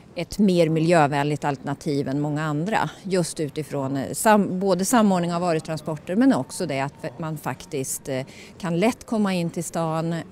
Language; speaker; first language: Swedish; native; Swedish